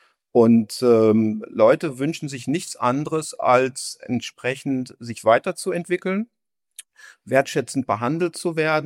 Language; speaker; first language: German; native; German